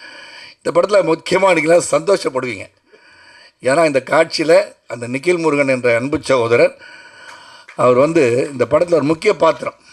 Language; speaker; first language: Tamil; native; Tamil